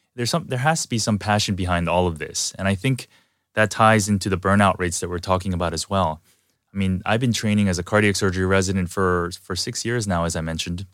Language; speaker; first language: English; early bilingual, other home language; Korean